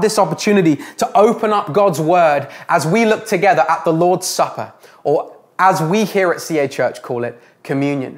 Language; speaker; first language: English; native; English